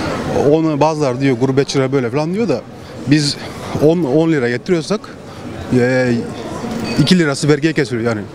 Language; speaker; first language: Turkish; early bilingual, heritage; Turkish